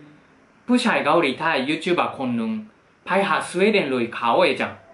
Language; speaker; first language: Thai; non-native, fluent; Japanese